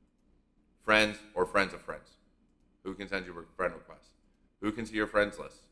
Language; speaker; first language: English; native; English